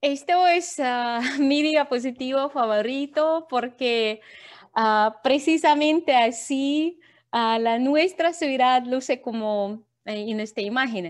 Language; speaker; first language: Spanish; non-native, learner; Russian